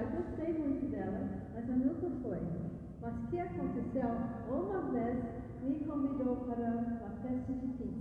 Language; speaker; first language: Portuguese; non-native, fluent; English